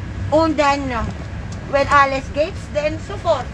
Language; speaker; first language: German; non-native, learner; Filipino